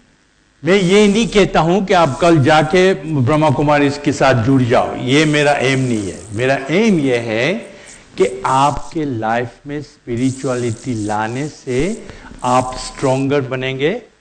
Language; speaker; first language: Hindi; non-native, learner; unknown